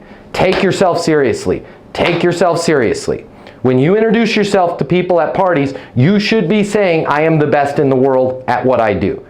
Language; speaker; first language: English; native; English